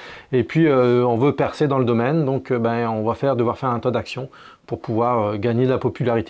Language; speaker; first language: French; native; French